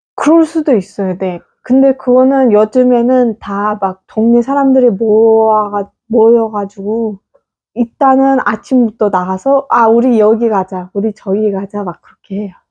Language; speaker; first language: Korean; non-native, fluent; Kazakh